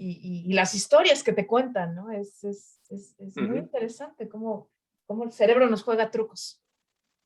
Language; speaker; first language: Spanish; native; Spanish